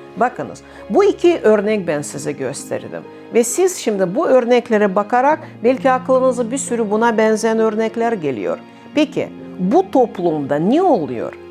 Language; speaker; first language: Turkish; non-native, fluent; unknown